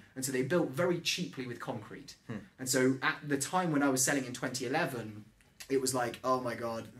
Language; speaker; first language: English; native; English